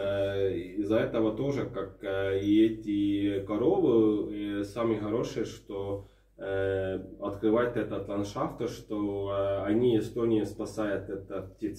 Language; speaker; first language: Russian; non-native, fluent; Estonian